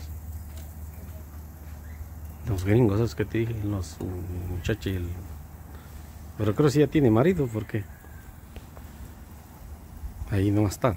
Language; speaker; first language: Spanish; native; Spanish